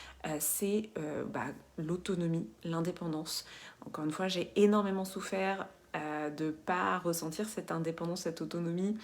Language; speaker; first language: French; native; French